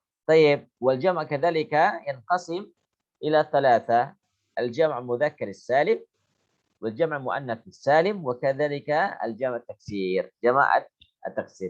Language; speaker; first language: Arabic; non-native, fluent; Indonesian